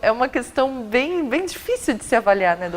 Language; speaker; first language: Portuguese; native; Portuguese